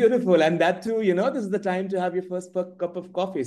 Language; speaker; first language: English; non-native, local second language; Hindi